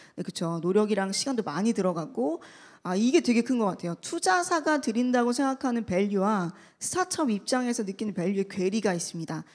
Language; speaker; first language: Korean; native; Korean